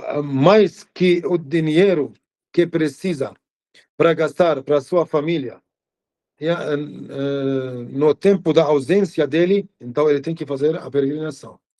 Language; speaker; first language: Portuguese; non-native, fluent; Arabic